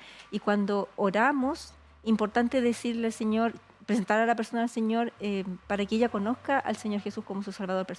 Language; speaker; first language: Spanish; native; Spanish